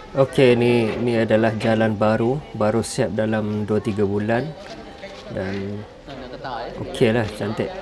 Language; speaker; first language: Malay; non-native, fluent; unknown